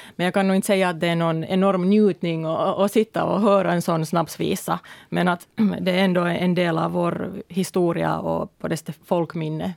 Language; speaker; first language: Swedish; early bilingual, other home language; Russian